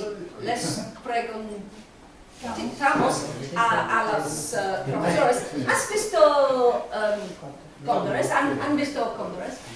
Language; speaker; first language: Spanish; non-native, learner; English